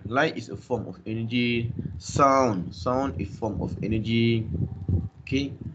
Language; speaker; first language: English; non-native, local second language; Malay